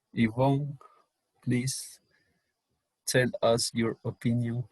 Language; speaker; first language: English; non-native, learner; Spanish